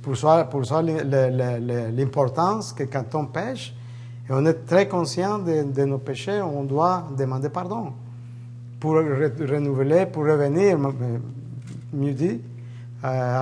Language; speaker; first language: French; native; French